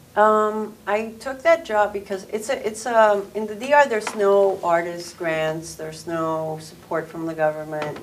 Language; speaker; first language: English; non-native, fluent; Spanish